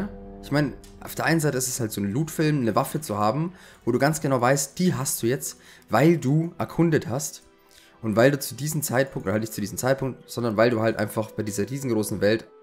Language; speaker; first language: German; native; German